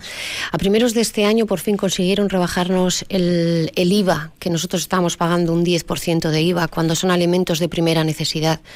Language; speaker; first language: Spanish; native; Spanish